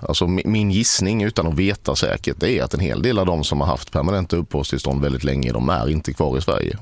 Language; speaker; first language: Swedish; native; Swedish